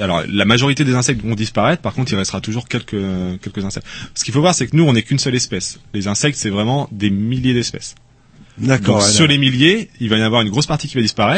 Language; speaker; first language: French; native; French